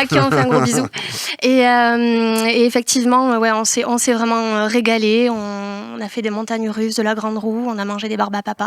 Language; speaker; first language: French; native; French